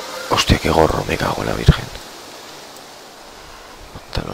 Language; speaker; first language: Spanish; native; Spanish